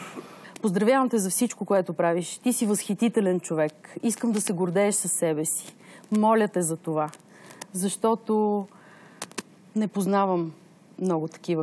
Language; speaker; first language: Bulgarian; native; Bulgarian